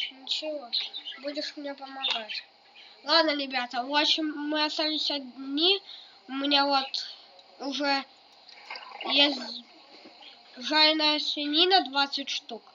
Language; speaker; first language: Russian; native; Russian